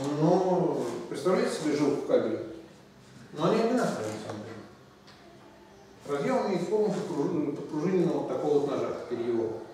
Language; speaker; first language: Russian; native; Russian